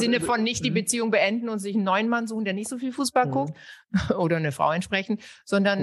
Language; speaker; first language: German; native; German